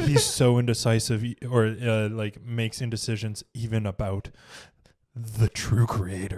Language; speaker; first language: English; native; English